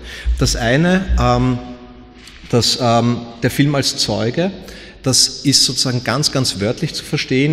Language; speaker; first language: German; native; German